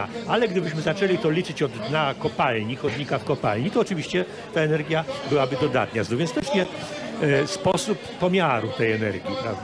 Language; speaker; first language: Polish; native; Polish